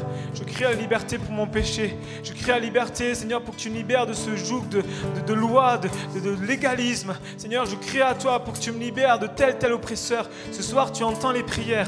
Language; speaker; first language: French; native; French